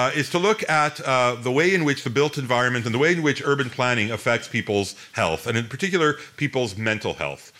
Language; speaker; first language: English; native; English